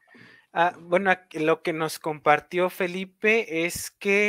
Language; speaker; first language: Spanish; native; Spanish